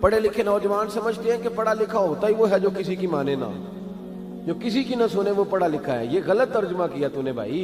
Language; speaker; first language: Urdu; native; Urdu